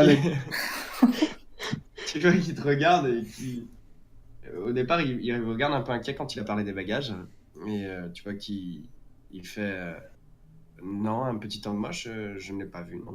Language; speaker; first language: French; native; French